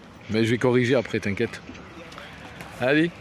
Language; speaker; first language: French; native; French